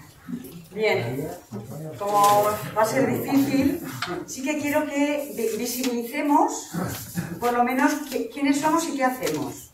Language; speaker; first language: Spanish; native; Spanish